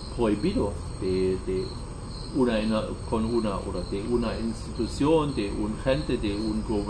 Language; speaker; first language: Spanish; non-native, learner; German